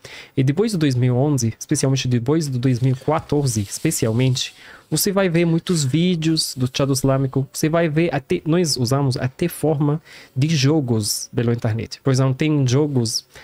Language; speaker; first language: Portuguese; non-native, learner; Arabic